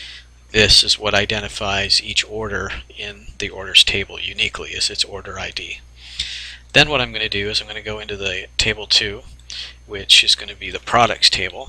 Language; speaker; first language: English; native; English